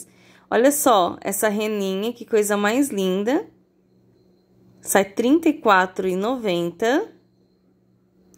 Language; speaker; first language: Portuguese; native; Portuguese